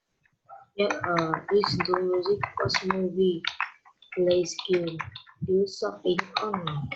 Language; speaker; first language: English; non-native, learner; Vietnamese